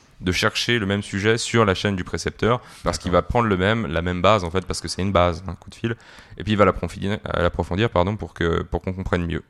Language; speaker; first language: French; native; French